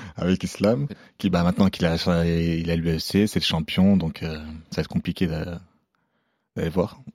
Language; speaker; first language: French; non-native, local second language; Arabic